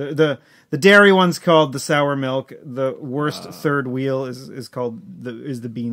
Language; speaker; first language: English; native; English